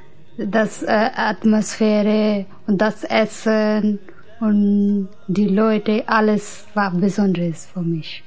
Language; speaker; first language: German; non-native, learner; Punjabi